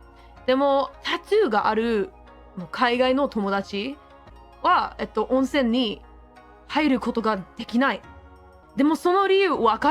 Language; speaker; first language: Japanese; non-native, learner; English